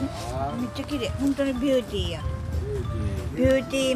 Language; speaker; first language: Japanese; native; Japanese